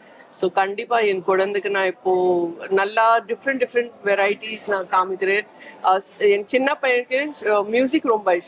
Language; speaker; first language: Tamil; non-native, fluent; Gujarati